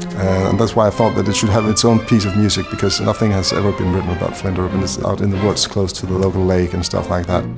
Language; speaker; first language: English; non-native, fluent; Danish